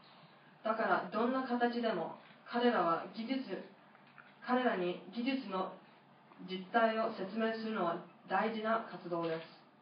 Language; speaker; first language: Japanese; non-native, fluent; English